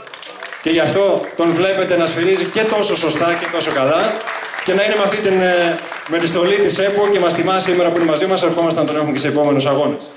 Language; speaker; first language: Greek; native; Greek